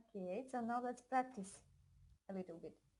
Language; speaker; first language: English; non-native, fluent; Russian